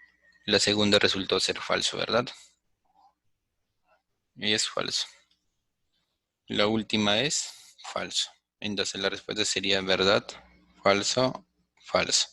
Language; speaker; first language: Spanish; native; Spanish